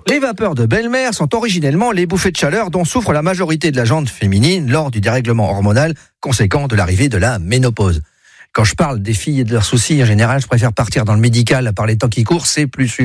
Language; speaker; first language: French; native; French